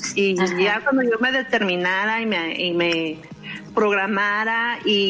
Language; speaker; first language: Spanish; native; Spanish